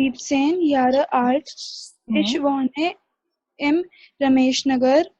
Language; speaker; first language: German; non-native, learner; Hindi